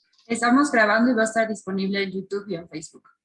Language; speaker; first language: Spanish; native; Spanish